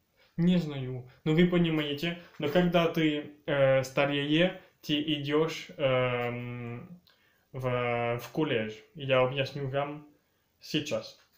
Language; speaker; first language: Russian; early bilingual, heritage; French